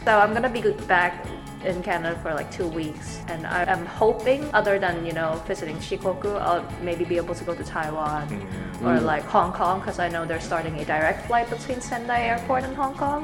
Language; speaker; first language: English; native; English